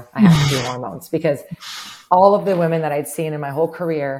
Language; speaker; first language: English; native; English